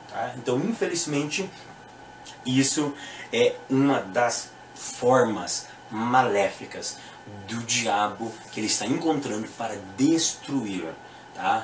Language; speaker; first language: Portuguese; native; Portuguese